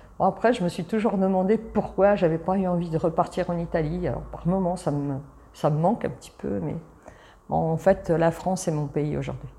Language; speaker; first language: French; early bilingual, other home language; Italian